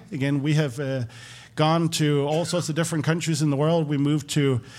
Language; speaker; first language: English; non-native, fluent; Danish